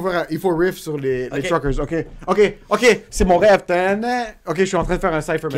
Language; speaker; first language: French; native; French